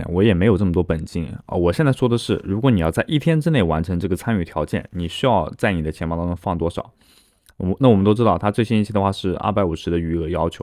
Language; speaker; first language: Chinese; native; Chinese